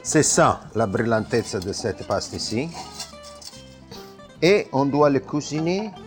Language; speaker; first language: French; non-native, fluent; Italian